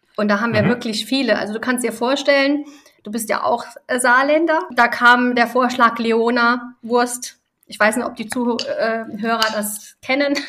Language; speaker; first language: German; early bilingual, other home language; Italian